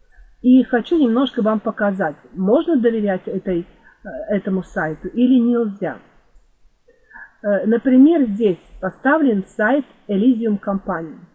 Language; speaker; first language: Russian; non-native, fluent; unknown